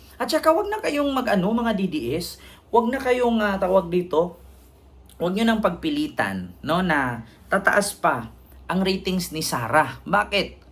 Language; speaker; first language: Filipino; non-native, local second language; Cebuano